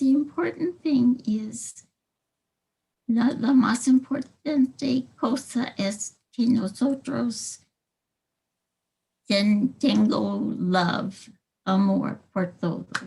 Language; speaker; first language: Spanish; early bilingual, heritage; English